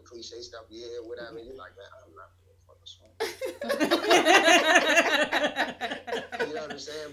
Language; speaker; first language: English; native; English